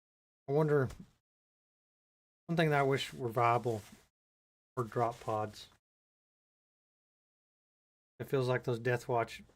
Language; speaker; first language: English; native; English